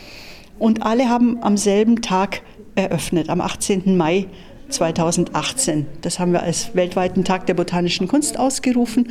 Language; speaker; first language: German; native; German